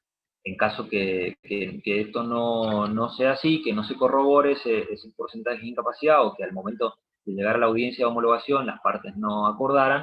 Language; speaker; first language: Spanish; native; Spanish